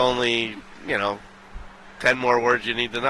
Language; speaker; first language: English; native; English